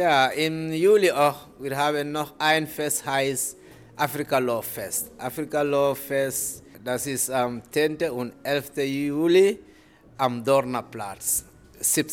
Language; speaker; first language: German; non-native, learner; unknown